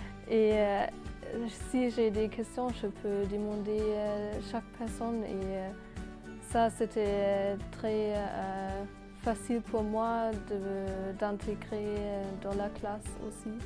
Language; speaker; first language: French; non-native, fluent; German